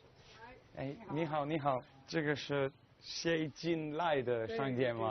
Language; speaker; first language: Chinese; non-native, learner; English